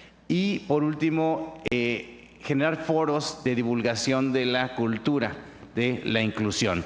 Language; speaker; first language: Spanish; native; Spanish